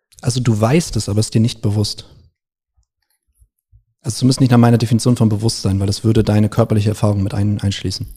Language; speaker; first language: German; native; German